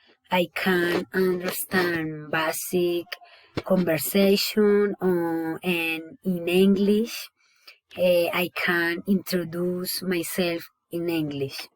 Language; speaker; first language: English; non-native, learner; Spanish